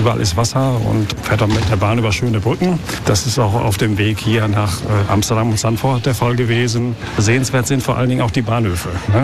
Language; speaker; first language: German; native; German